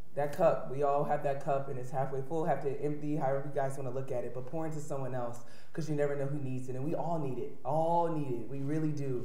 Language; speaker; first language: English; native; English